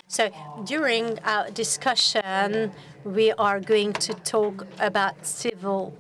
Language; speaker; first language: English; non-native, fluent; Hungarian